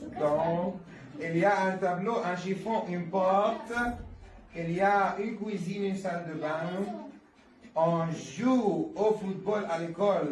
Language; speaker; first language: French; non-native, fluent; Arabic